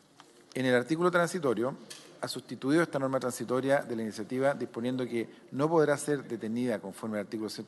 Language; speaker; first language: Spanish; native; Spanish